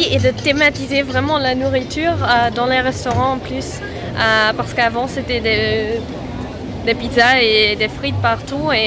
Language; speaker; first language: French; non-native, fluent; Dutch